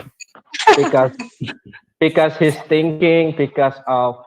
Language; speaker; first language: English; non-native, learner; Indonesian